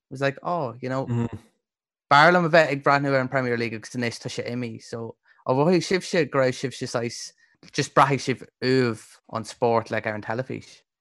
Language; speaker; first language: Irish; non-native, local second language; English